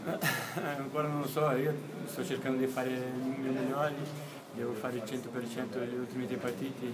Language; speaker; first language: Italian; non-native, fluent; Portuguese